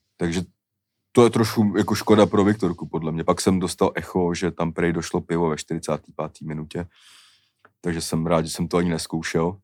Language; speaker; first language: Czech; native; Czech